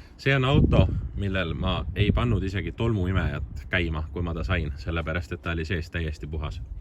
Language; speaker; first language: Estonian; native; Estonian